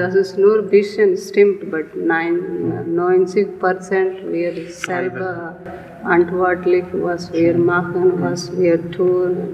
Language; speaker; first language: German; non-native, learner; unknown